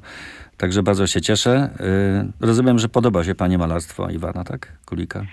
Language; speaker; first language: Polish; native; Polish